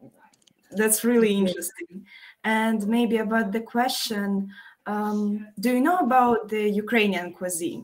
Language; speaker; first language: English; non-native, fluent; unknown